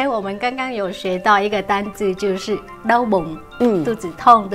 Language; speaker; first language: Chinese; non-native, local second language; Vietnamese